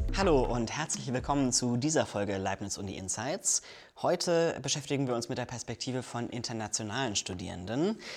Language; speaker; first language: German; native; German